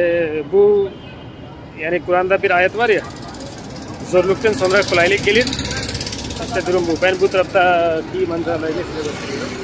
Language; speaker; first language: Turkish; non-native, fluent; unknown